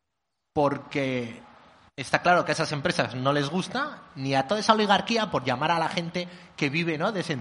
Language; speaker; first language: Spanish; native; Spanish